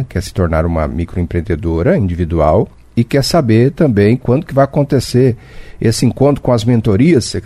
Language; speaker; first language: Portuguese; native; Portuguese